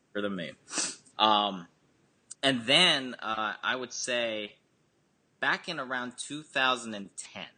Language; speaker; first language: English; native; English